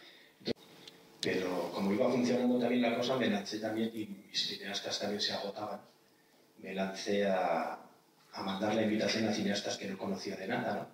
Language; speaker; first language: Spanish; native; Spanish